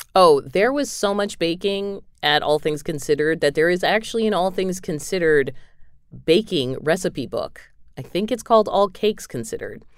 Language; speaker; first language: English; native; English